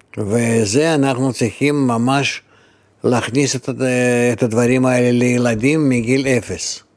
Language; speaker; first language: Hebrew; non-native, fluent; Russian